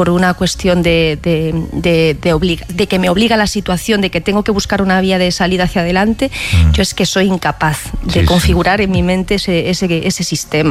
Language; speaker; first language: Spanish; native; Spanish